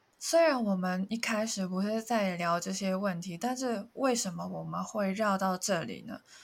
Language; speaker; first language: Chinese; non-native, local second language; Cantonese